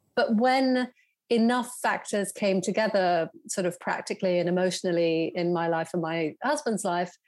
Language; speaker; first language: English; native; English